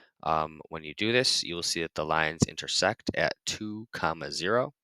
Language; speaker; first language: English; native; English